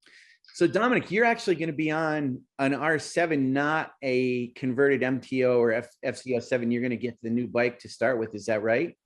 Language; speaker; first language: English; native; English